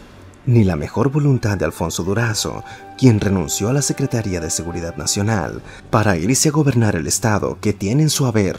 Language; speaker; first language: Spanish; native; Spanish